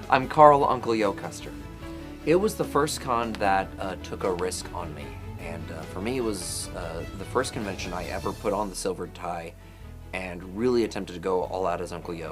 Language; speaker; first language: English; native; English